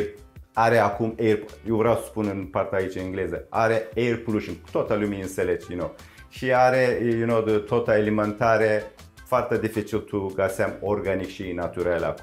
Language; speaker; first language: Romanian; non-native, learner; Turkish